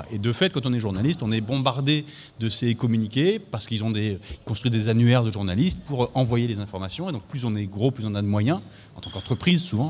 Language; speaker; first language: French; native; French